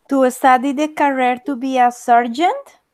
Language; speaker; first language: English; non-native, fluent; Spanish